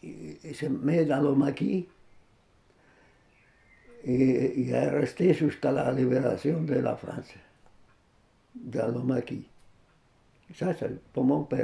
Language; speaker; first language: French; non-native, fluent; Spanish